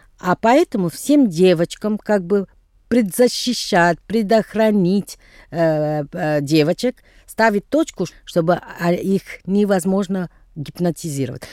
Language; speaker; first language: Russian; non-native, fluent; Tamil